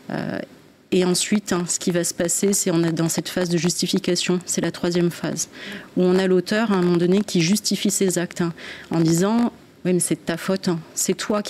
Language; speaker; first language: French; native; French